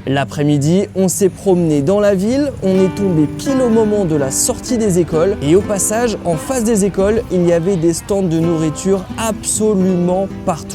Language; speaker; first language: French; native; French